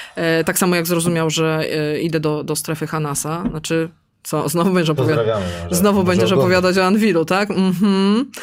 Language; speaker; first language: Polish; native; Polish